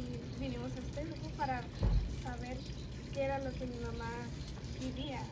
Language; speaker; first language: Spanish; early bilingual, heritage; Spanish